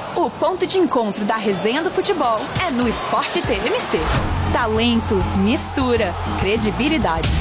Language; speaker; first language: Portuguese; native; Portuguese